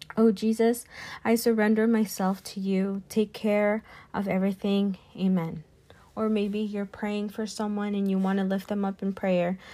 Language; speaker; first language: English; early bilingual, other home language; Spanish